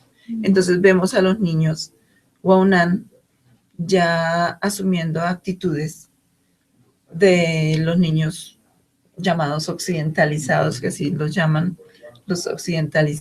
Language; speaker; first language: Spanish; native; Spanish